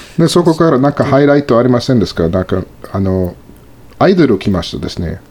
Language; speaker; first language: Japanese; non-native, fluent; English